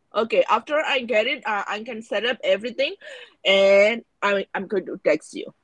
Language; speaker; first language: English; non-native, fluent; Burmese